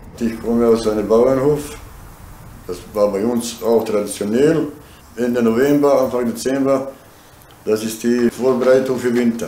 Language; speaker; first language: German; non-native, learner; Bosnian